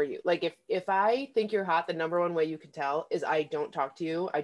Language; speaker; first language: English; native; English